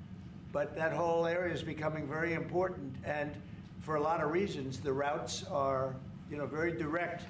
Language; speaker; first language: English; native; English